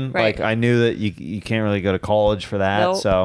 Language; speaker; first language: English; native; English